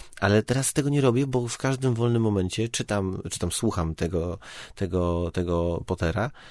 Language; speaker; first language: Polish; native; Polish